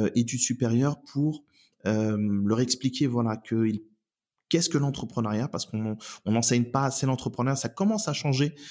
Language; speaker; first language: French; native; French